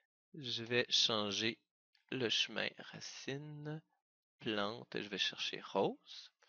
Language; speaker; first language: French; native; French